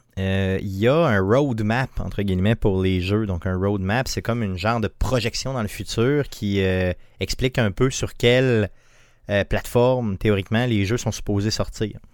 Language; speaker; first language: French; native; French